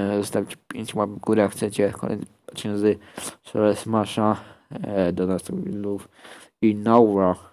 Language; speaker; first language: Polish; native; Polish